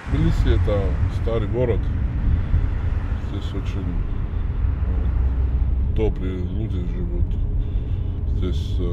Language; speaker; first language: Russian; non-native, fluent; Georgian